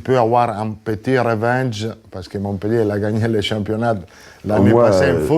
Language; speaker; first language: French; non-native, learner; Italian